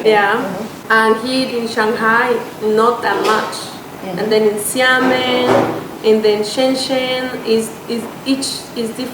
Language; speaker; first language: English; non-native, fluent; Spanish